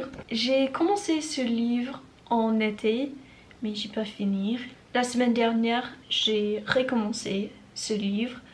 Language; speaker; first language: French; non-native, learner; English